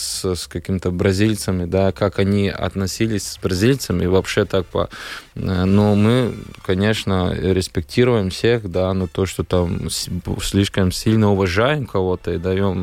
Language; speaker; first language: Russian; non-native, local second language; Latvian